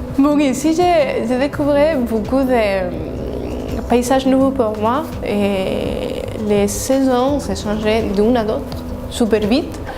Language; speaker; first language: French; non-native, learner; Spanish